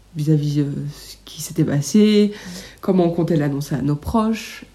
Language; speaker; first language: French; native; French